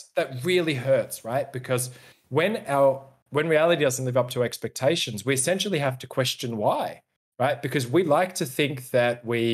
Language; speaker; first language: English; native; English